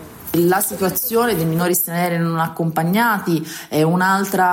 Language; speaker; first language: Italian; native; Italian